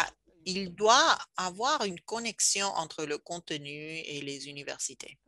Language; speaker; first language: French; non-native, fluent; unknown